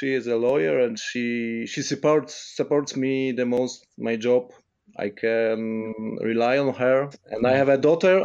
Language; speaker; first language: English; non-native, fluent; Polish